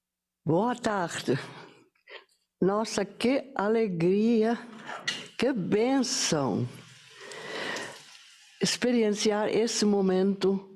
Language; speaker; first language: Portuguese; non-native, fluent; German